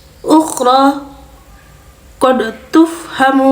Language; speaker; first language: Arabic; non-native, fluent; Indonesian